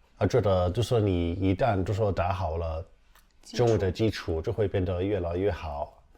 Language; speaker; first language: Chinese; non-native, fluent; English